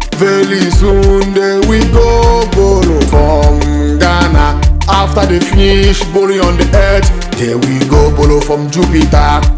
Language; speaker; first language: Nigerian Pidgin; native; Nigerian Pidgin